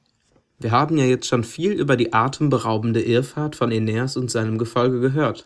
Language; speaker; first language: German; native; German